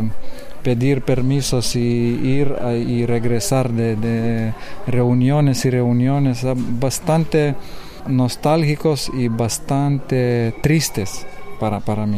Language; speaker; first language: Spanish; non-native, learner; Lithuanian